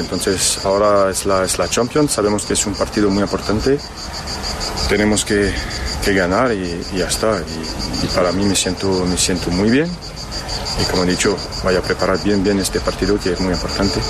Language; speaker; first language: Spanish; non-native, fluent; French